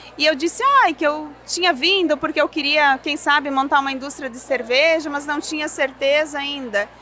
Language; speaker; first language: Portuguese; non-native, local second language; German